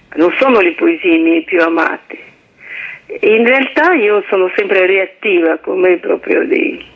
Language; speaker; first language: Italian; non-native, fluent; Russian